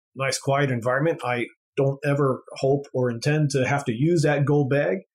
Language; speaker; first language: English; native; English